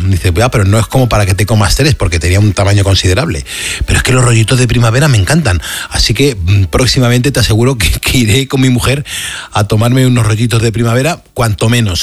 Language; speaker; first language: Spanish; native; Spanish